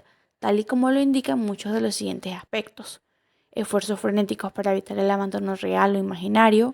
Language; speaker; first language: Spanish; native; Spanish